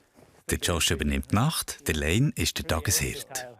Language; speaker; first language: German; native; German